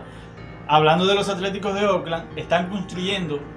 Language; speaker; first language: Spanish; native; Spanish